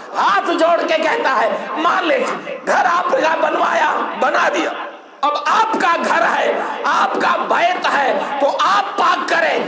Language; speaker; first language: Urdu; non-native, local second language; Sindhi